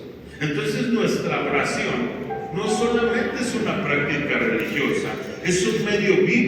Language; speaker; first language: Spanish; native; Spanish